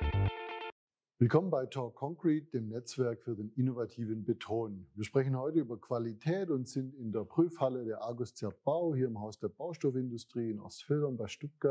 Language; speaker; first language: German; native; German